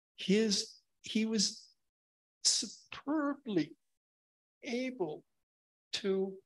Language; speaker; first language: English; native; English